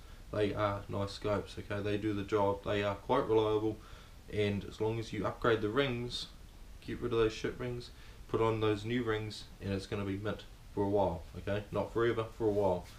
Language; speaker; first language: English; native; English